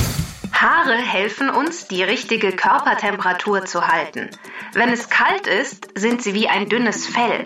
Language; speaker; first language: German; native; German